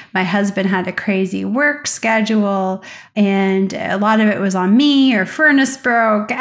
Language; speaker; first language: English; native; English